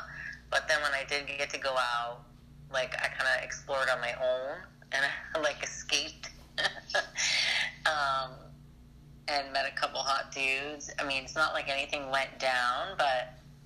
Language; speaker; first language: English; native; English